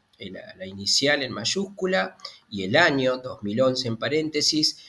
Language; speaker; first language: Spanish; native; Spanish